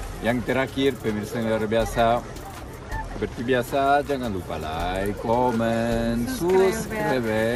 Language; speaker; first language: Indonesian; non-native, fluent; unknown